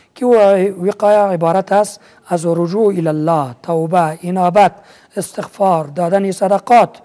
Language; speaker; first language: Persian; native; Persian